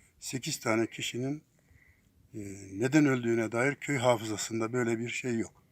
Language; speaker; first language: Turkish; native; Turkish